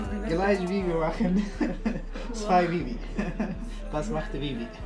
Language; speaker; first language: German; non-native, learner; Arabic